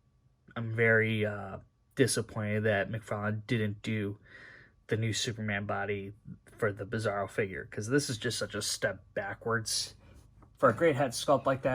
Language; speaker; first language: English; native; English